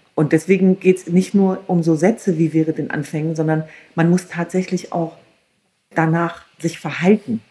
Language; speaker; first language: German; early bilingual, other home language; Kurdish